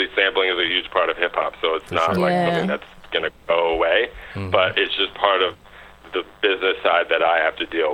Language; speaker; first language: English; native; English